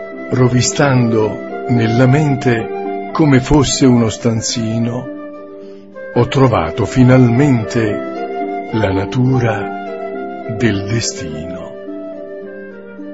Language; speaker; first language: Italian; native; Italian